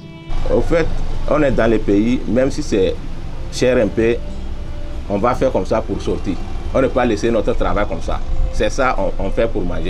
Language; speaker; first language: French; non-native, local second language; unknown